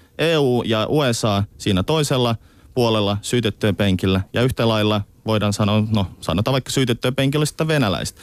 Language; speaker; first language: Finnish; early bilingual, other home language; Russian